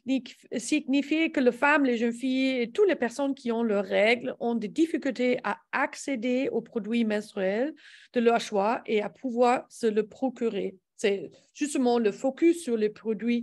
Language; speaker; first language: French; non-native, learner; English